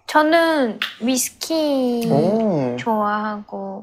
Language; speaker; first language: Korean; non-native, fluent; Chinese